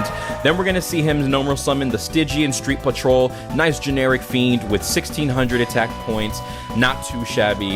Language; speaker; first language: English; native; English